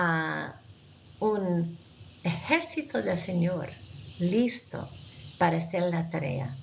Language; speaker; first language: Spanish; non-native, fluent; English